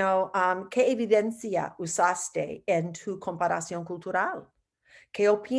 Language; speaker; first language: Spanish; non-native, fluent; English